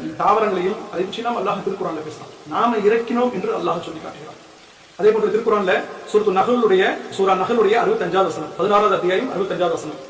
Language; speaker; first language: Tamil; native; Tamil